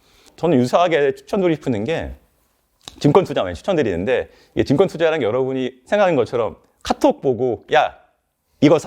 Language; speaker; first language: Korean; native; Korean